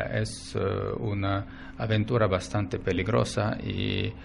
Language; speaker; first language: Spanish; non-native, fluent; Russian